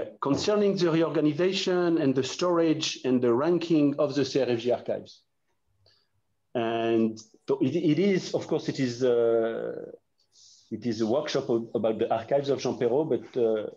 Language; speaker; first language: English; non-native, fluent; French